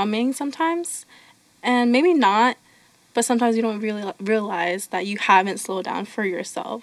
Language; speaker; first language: English; native; English